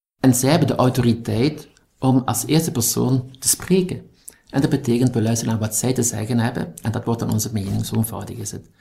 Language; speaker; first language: Dutch; native; Dutch